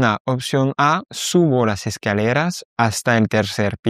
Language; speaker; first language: Spanish; non-native, fluent; French